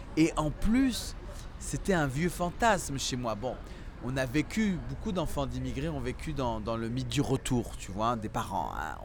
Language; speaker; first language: French; early bilingual, other home language; Central Atlas Tamazight